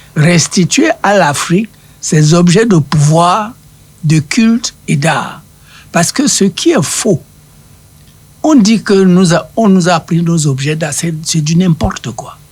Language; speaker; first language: French; non-native, local second language; Duala